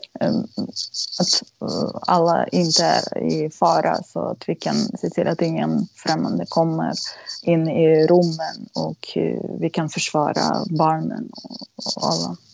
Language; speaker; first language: Swedish; non-native, fluent; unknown